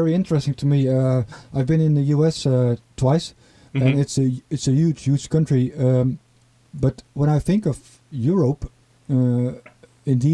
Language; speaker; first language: English; non-native, fluent; Dutch